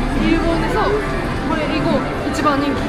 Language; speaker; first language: Korean; non-native, learner; Japanese